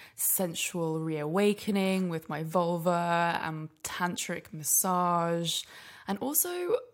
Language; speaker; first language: English; native; English